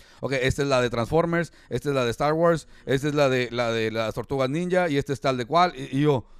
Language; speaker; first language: Spanish; early bilingual, heritage; Spanish